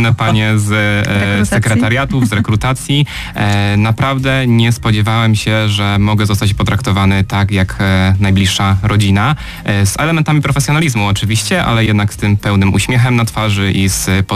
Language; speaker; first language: Polish; native; Polish